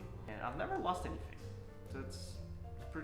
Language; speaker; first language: English; non-native, fluent; Portuguese